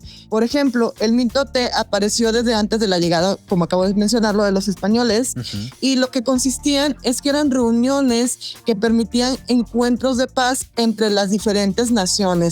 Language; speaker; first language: Spanish; native; Spanish